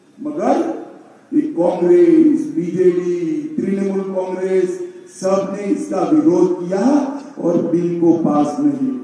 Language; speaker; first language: Hindi; non-native, local second language; Gujarati